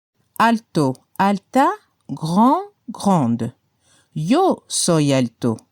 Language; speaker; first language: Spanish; non-native, fluent; French